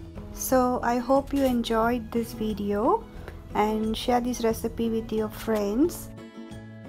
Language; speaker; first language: English; non-native, local second language; Sinhala